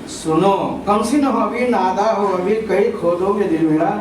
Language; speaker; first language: Hindi; non-native, local second language; Marathi